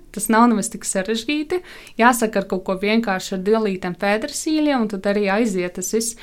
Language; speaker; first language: Latvian; non-native, local second language; Russian